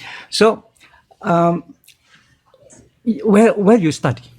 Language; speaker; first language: English; non-native, learner; Indonesian